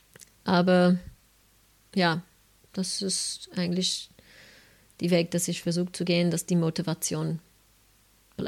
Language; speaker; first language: German; non-native, fluent; English